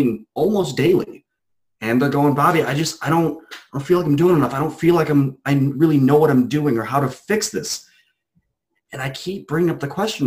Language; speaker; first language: English; native; English